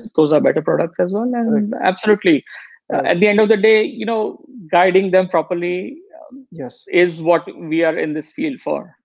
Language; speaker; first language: English; non-native, local second language; Gujarati